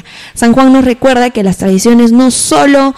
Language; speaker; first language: Spanish; native; Spanish